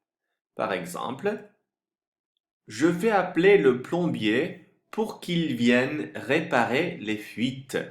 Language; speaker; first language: French; non-native, fluent; Turkish